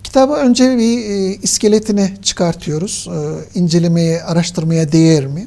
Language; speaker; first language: Turkish; native; Turkish